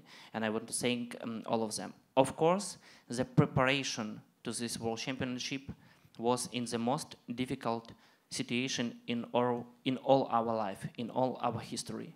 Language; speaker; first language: English; non-native, learner; Ukrainian